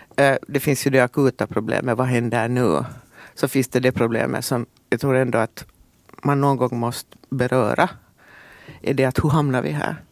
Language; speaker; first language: Swedish; native; Swedish